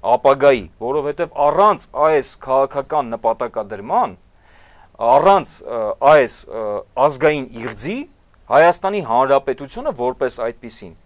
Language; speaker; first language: Armenian; native; Armenian